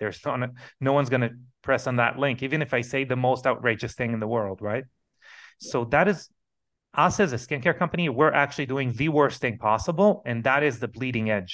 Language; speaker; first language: English; non-native, fluent; Hebrew